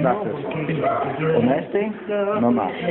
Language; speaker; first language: Spanish; non-native, learner; English